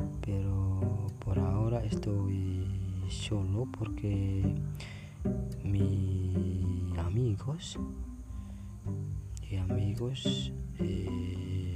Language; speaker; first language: Spanish; non-native, learner; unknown